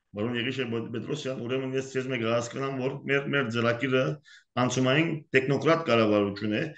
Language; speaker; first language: Armenian; early bilingual, heritage; Armenian